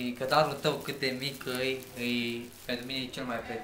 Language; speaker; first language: Romanian; native; Romanian